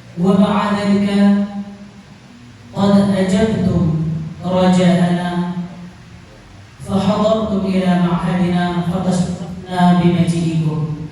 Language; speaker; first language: Arabic; non-native, fluent; Achinese